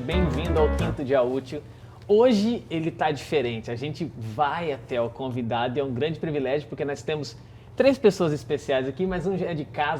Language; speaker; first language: Portuguese; native; Portuguese